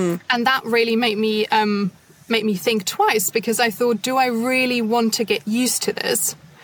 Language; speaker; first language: English; non-native, fluent; German